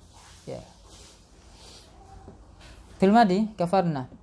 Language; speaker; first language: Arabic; non-native, fluent; Indonesian